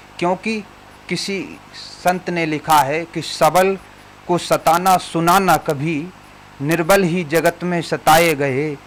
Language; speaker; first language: Hindi; native; Hindi